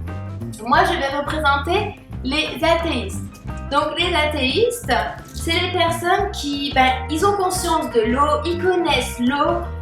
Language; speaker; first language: French; native; French